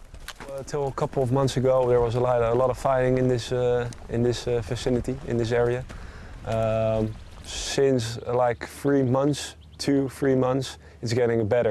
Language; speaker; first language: English; non-native, fluent; Dutch